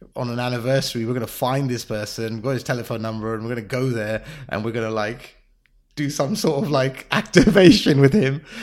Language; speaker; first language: English; native; English